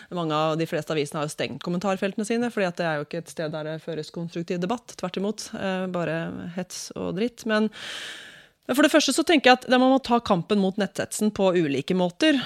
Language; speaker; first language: Norwegian; native; Norwegian